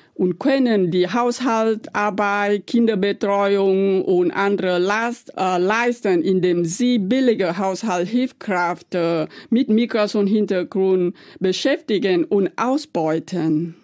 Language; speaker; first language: German; non-native, fluent; Vietnamese